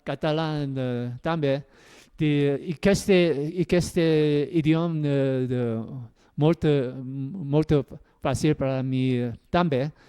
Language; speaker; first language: Spanish; non-native, learner; Korean